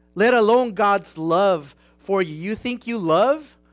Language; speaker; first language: English; non-native, fluent; Spanish